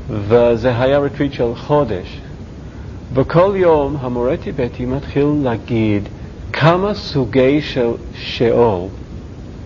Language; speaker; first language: Hebrew; non-native, learner; English